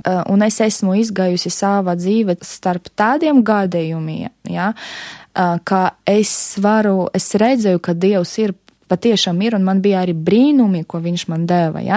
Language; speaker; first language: Latvian; non-native, local second language; Russian